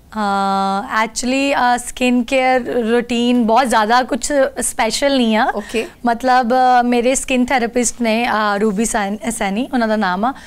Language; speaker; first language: Punjabi; native; Punjabi